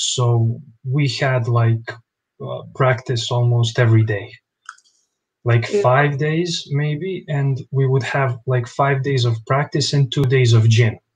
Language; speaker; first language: English; non-native, fluent; Bosnian